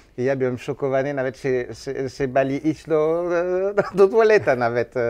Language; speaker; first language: Polish; non-native, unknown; French